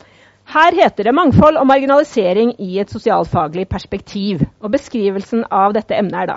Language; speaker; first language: Norwegian; native; Norwegian